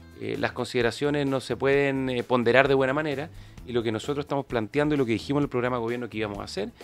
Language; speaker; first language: Spanish; native; Spanish